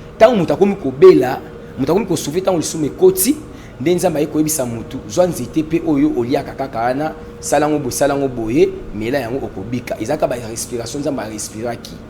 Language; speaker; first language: Lingala; non-native, local second language; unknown